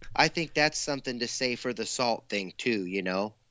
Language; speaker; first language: English; native; English